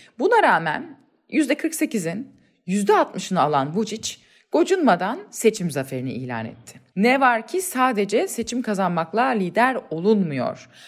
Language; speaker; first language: Turkish; native; Turkish